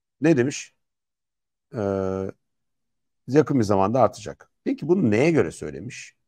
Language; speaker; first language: Turkish; native; Turkish